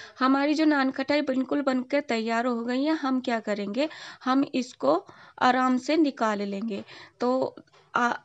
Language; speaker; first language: Hindi; native; Hindi